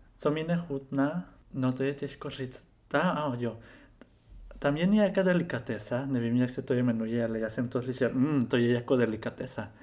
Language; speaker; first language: Czech; non-native, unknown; Spanish